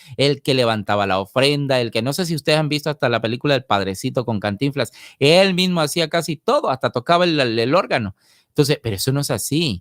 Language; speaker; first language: Spanish; native; Spanish